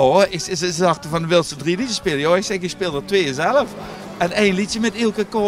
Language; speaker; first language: Dutch; native; Dutch